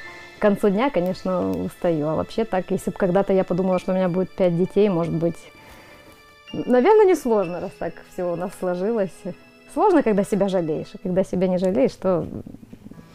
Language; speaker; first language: Russian; native; Russian